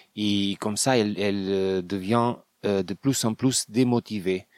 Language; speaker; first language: French; non-native, learner; Portuguese